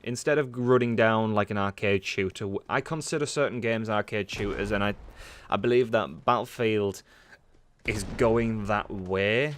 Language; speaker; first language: English; native; English